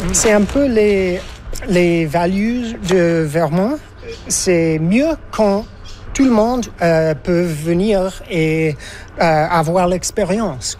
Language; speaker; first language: French; non-native, fluent; English